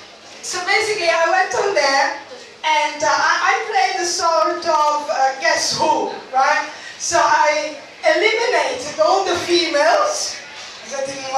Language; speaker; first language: English; non-native, fluent; Italian